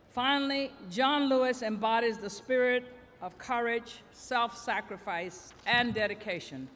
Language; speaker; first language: English; native; English